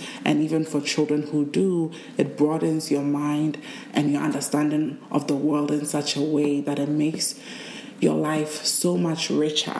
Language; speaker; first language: English; non-native, local second language; Akan